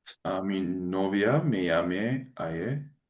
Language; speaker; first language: Spanish; non-native, learner; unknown